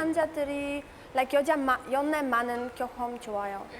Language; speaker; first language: Korean; non-native, learner; Polish